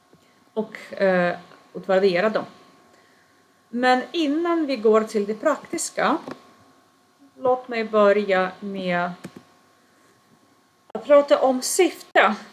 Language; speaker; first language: Swedish; non-native, fluent; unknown